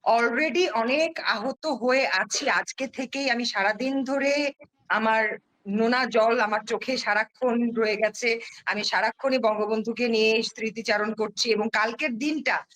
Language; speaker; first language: Bangla; early bilingual, heritage; Bangla